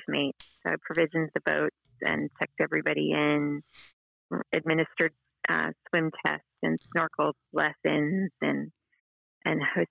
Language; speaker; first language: English; native; English